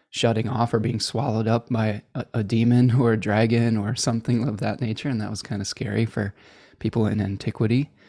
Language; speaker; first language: English; native; English